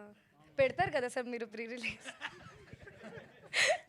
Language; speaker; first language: Telugu; non-native, fluent; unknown